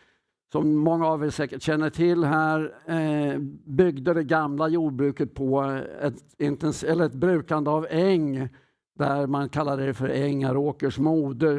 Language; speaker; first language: Swedish; native; Swedish